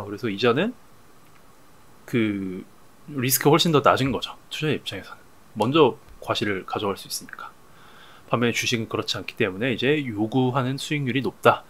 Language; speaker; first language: Korean; native; Korean